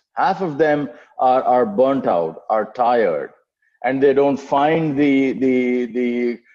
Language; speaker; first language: English; non-native, local second language; Telugu